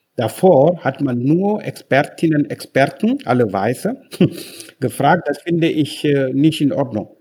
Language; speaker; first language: German; non-native, fluent; Wolof